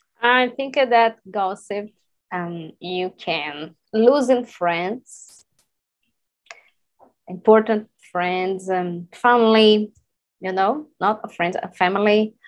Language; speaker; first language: English; non-native, learner; Portuguese